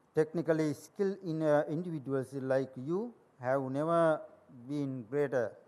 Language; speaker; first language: English; non-native, local second language; Sinhala